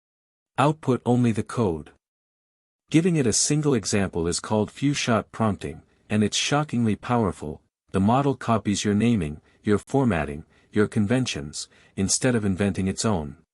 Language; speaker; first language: English; native; English